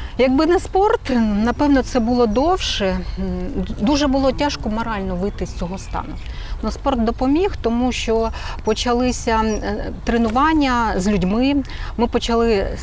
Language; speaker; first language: Ukrainian; non-native, local second language; Russian